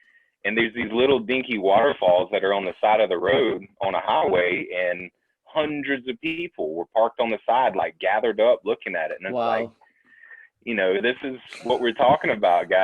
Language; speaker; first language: English; native; English